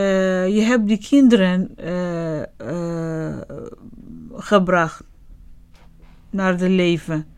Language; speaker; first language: Dutch; non-native, learner; Arabic